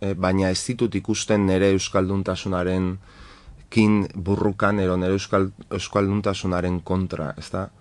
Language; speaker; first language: Basque; non-native, local second language; Spanish